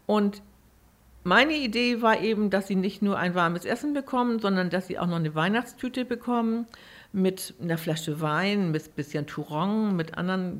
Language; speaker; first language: German; native; German